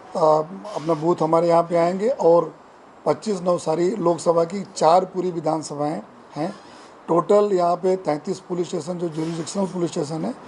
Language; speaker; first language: Hindi; non-native, local second language; Gujarati